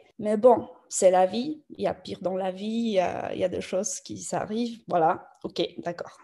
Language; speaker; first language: French; non-native, fluent; Polish